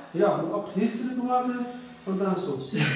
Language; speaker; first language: Dutch; non-native, learner; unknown